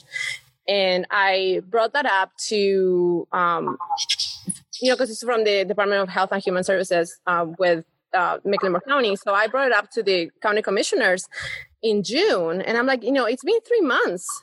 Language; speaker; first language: English; non-native, fluent; Spanish